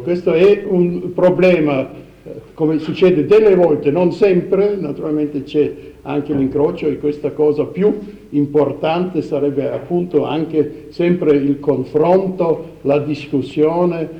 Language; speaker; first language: Italian; non-native, fluent; German